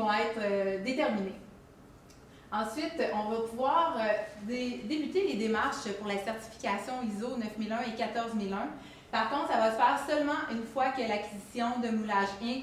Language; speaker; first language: French; native; French